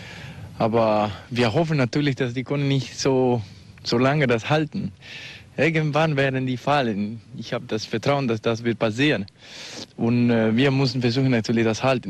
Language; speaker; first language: German; non-native, fluent; Spanish